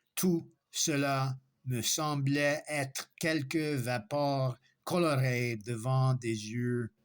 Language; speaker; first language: French; non-native, learner; English